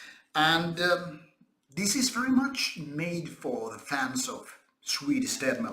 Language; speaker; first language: English; non-native, fluent; Finnish